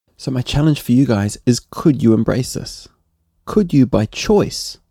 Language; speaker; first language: English; native; English